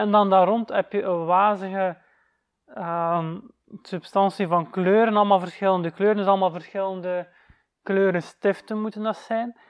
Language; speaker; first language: Dutch; native; Dutch